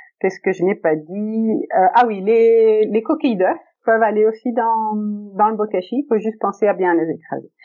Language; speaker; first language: French; early bilingual, other home language; Italian